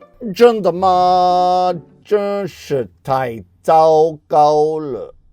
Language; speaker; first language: Chinese; non-native, learner; English